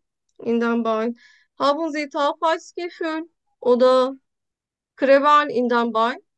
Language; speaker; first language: German; non-native, learner; Turkish